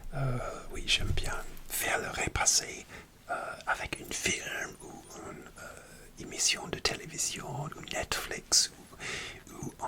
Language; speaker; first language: French; non-native, learner; English